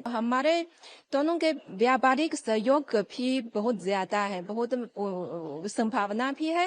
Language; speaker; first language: Hindi; non-native, fluent; Chinese